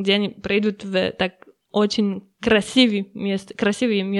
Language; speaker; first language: Russian; non-native, learner; French